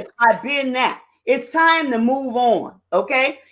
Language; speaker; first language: English; native; English